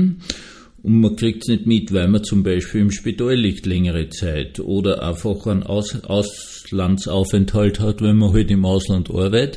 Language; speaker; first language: German; native; German